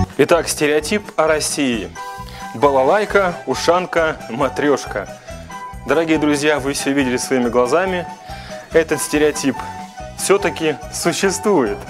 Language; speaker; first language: Russian; native; Russian